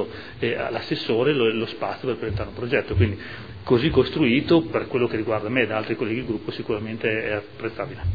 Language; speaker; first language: Italian; native; Italian